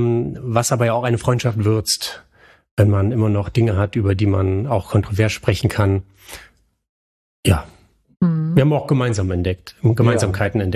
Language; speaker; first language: German; native; German